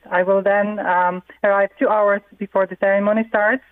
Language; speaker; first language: English; non-native, fluent; Russian